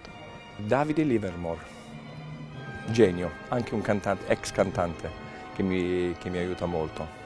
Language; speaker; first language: Italian; non-native, learner; English